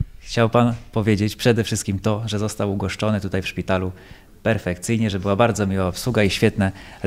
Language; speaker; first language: Polish; native; Polish